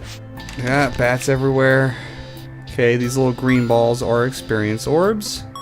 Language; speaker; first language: English; native; English